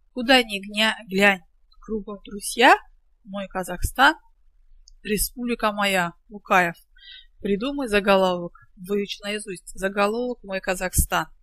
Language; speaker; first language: Russian; non-native, local second language; Kazakh